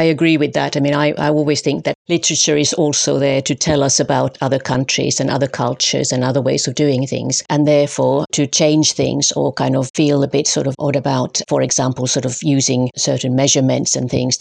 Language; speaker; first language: English; non-native, fluent; Finnish